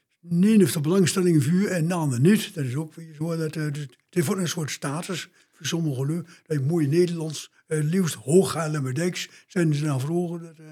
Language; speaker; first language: Dutch; native; Dutch